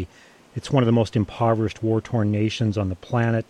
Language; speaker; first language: English; native; English